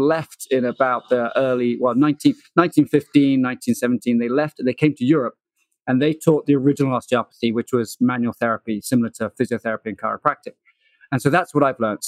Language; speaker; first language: English; native; English